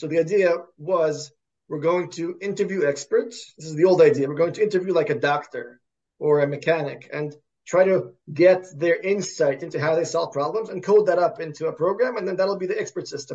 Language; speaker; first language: English; early bilingual, other home language; Russian